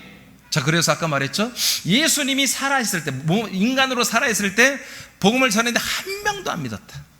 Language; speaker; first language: Korean; native; Korean